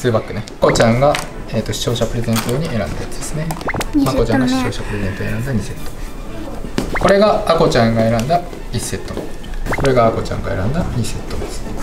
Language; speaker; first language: Japanese; native; Japanese